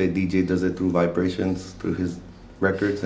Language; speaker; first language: English; early bilingual, other home language; Spanish